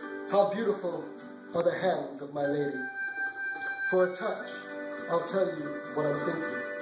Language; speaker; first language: English; native; English